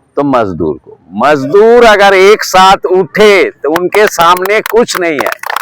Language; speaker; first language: Hindi; non-native, local second language; Bangla